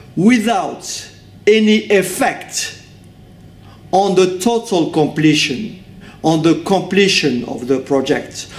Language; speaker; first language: English; non-native, fluent; French